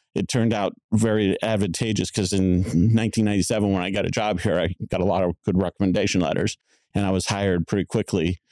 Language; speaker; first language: English; native; English